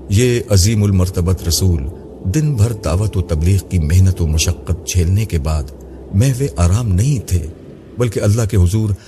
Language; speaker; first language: Urdu; native; Urdu